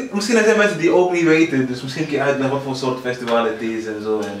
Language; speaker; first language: Dutch; early bilingual, other home language; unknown